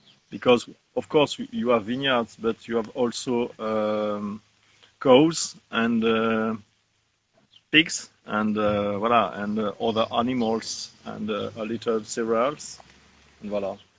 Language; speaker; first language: English; non-native, learner; French